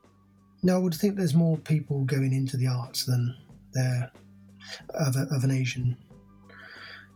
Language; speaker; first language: English; native; English